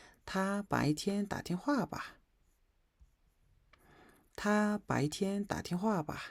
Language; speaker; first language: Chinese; non-native, fluent; Mongolian